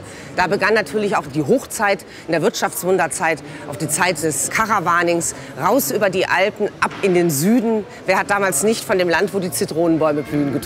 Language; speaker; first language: German; native; German